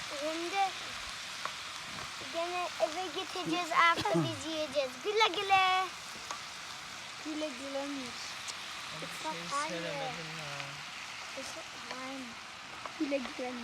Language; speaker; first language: Turkish; early bilingual, heritage; Turkish